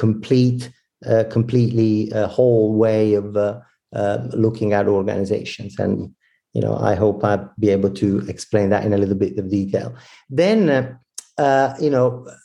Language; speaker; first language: English; non-native, fluent; Italian